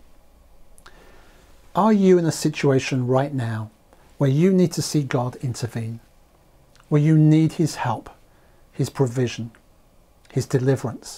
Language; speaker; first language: English; native; English